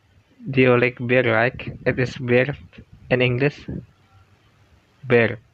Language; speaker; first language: English; non-native, learner; Indonesian